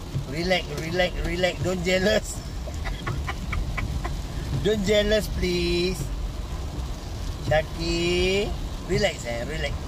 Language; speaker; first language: English; non-native, learner; Malay